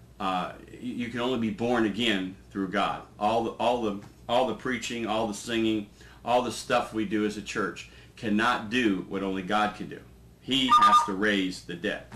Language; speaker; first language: English; native; English